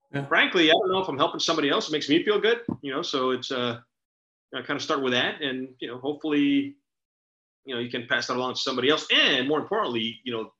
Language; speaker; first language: English; early bilingual, other home language; Spanish